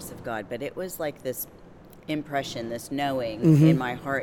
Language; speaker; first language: English; native; English